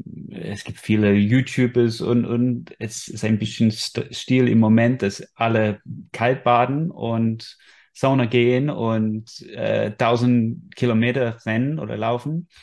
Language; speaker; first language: German; non-native, fluent; English